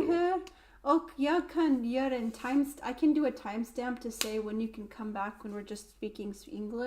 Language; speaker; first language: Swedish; non-native, learner; English